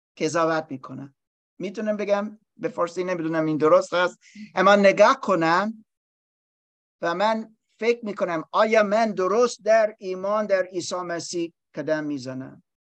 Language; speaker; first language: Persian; non-native, learner; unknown